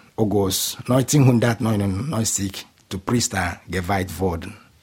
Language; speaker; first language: German; non-native, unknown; Igbo